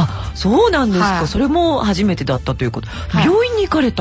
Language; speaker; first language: Japanese; native; Japanese